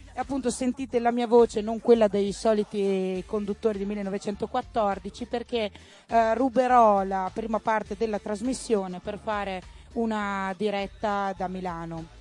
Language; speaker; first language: Italian; native; Italian